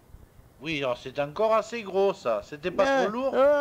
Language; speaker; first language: French; native; French